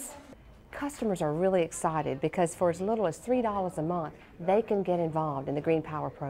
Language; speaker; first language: English; native; English